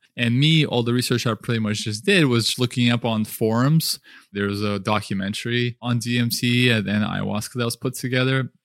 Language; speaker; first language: English; early bilingual, other home language; Russian